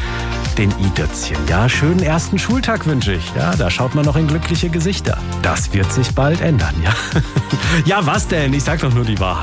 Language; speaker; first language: German; native; German